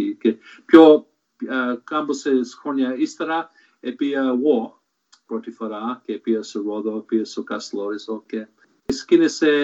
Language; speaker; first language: Greek; early bilingual, heritage; Greek